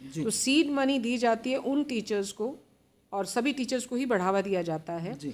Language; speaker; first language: Hindi; native; Hindi